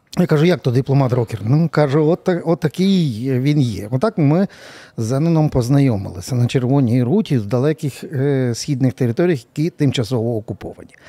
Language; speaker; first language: Ukrainian; native; Ukrainian